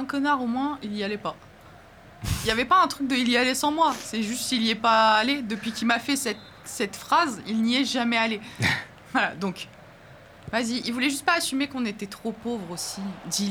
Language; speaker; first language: French; native; French